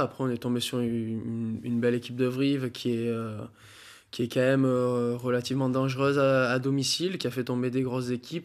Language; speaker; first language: French; native; French